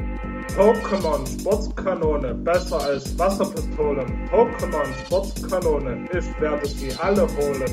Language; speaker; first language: German; native; German